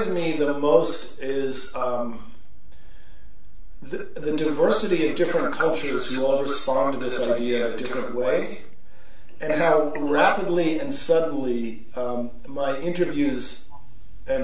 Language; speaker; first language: English; native; English